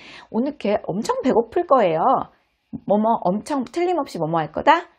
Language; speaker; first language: Korean; native; Korean